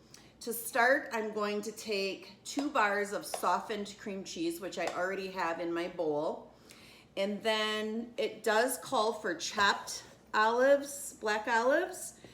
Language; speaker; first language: English; native; English